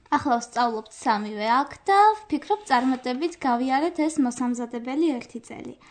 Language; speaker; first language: Georgian; non-native, local second language; Armenian